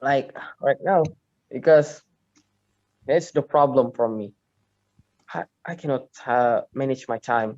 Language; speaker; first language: English; non-native, learner; Indonesian